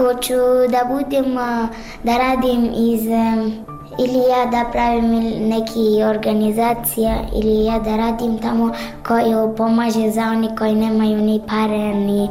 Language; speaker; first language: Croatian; non-native, learner; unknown